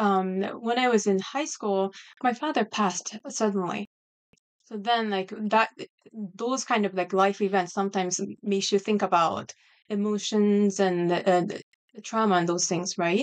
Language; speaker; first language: English; non-native, fluent; Japanese